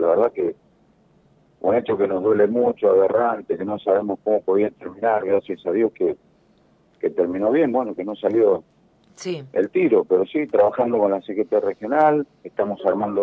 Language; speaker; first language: Spanish; native; Spanish